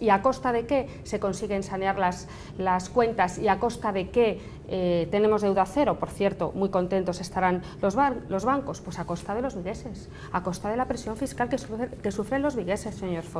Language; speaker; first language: Spanish; native; Spanish